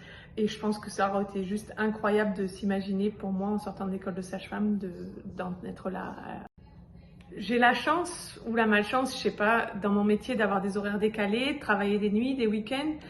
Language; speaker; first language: French; native; French